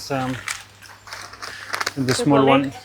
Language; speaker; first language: English; non-native, learner; Indonesian